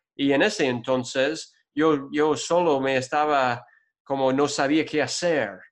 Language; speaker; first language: Spanish; non-native, fluent; English